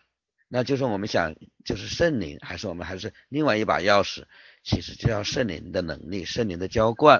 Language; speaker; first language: Chinese; native; Chinese